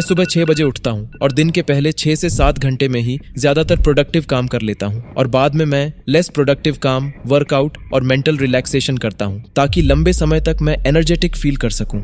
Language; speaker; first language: Hindi; native; Hindi